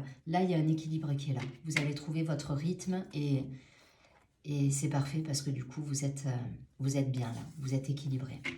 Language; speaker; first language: French; native; French